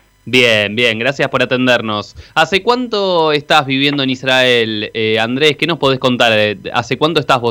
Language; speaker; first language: Spanish; native; Spanish